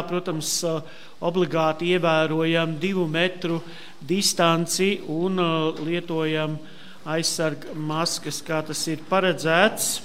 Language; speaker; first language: Latvian; native; Latvian